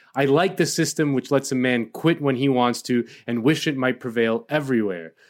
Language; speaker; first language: English; early bilingual, other home language; Spanish